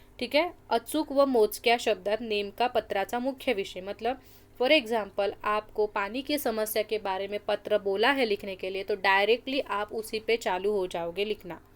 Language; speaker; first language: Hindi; non-native, local second language; Marathi